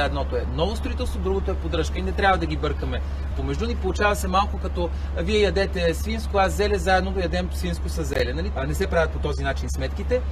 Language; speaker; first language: Bulgarian; native; Bulgarian